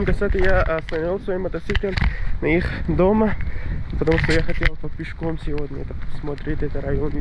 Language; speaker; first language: Russian; non-native, local second language; Kyrgyz